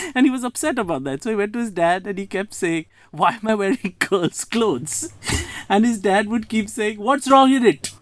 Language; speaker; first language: English; non-native, local second language; Bangla